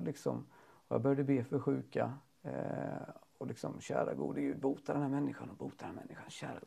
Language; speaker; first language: Swedish; native; Swedish